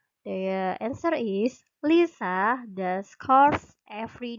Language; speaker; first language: English; non-native, fluent; Indonesian